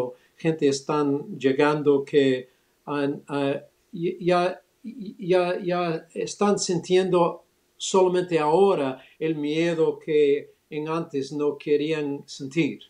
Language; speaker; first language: Spanish; early bilingual, other home language; English